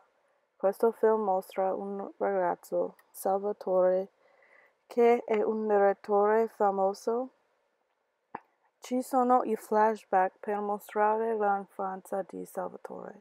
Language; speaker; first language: Italian; non-native, learner; English